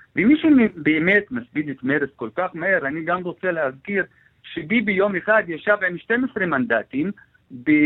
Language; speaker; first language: Hebrew; non-native, local second language; Arabic